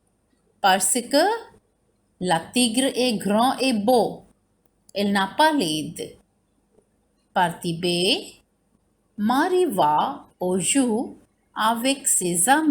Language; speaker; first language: French; non-native, fluent; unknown